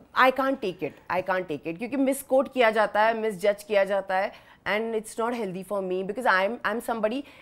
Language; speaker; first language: Hindi; native; Hindi